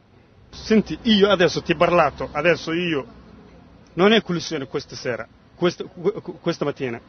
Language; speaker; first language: Italian; non-native, learner; Somali